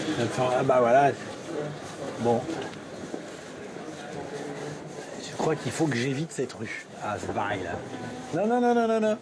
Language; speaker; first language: French; native; French